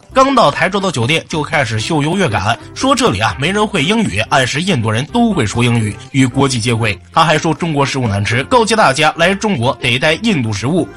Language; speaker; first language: Chinese; native; Chinese